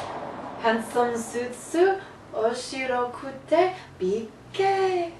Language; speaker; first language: Japanese; non-native, learner; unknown